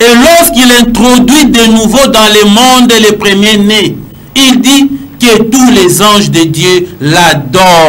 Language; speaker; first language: French; non-native, local second language; Lingala